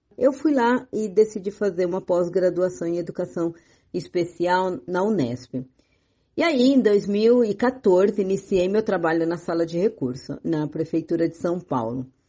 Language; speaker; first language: Portuguese; native; Portuguese